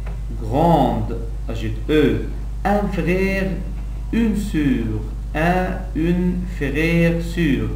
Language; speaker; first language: French; non-native, local second language; Arabic